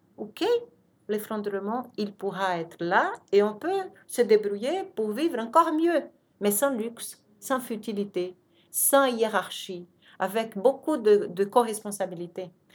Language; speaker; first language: French; non-native, fluent; Portuguese